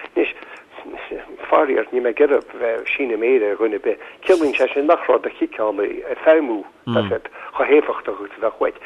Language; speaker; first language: Irish; native; Irish